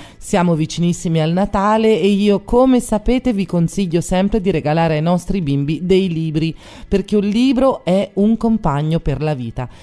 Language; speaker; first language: Italian; native; Italian